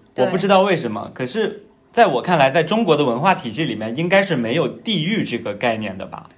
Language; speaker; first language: Chinese; native; Chinese